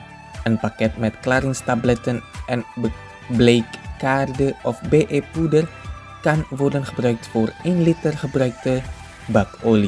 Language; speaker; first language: Dutch; non-native, fluent; Indonesian